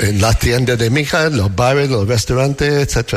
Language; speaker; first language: Spanish; non-native, learner; English